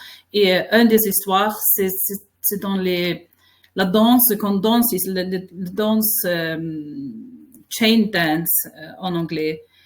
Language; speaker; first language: French; non-native, fluent; Faroese